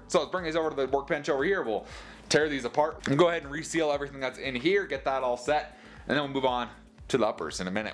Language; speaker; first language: English; native; English